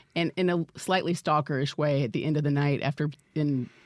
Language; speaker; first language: English; native; English